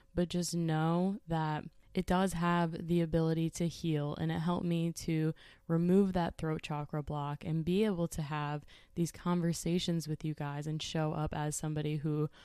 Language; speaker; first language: English; native; English